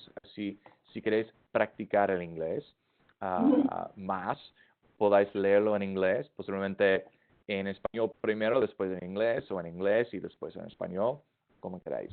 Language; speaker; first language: Spanish; non-native, fluent; English